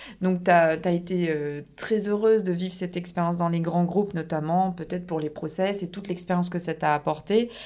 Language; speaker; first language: French; native; French